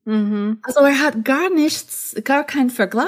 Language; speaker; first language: German; non-native, fluent; English